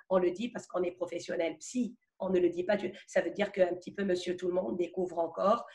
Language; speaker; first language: French; non-native, local second language; Arabic